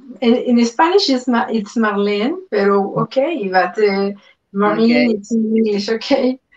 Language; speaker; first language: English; non-native, learner; Spanish